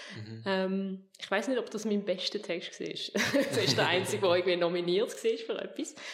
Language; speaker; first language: German; native; German